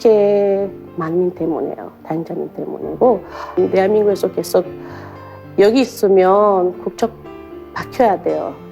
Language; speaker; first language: Korean; non-native, learner; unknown